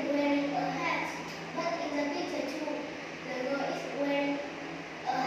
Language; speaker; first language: English; non-native, learner; Vietnamese